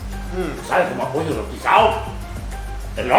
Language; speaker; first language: Spanish; native; Spanish